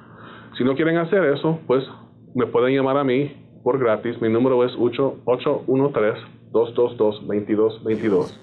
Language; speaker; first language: Spanish; native; Spanish